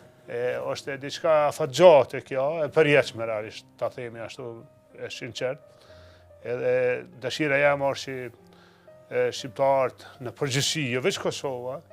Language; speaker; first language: Albanian; native; Albanian